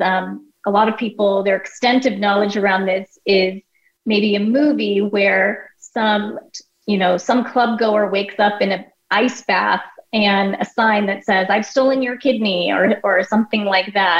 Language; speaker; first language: English; native; English